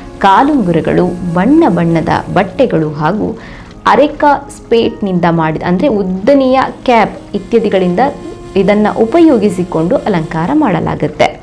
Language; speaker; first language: Kannada; non-native, local second language; Tulu